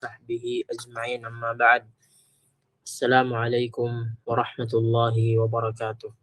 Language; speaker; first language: Arabic; non-native, fluent; Filipino